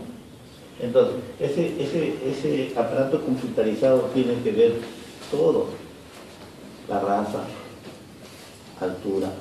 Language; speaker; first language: Spanish; native; Spanish